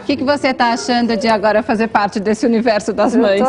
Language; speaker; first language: Portuguese; native; Portuguese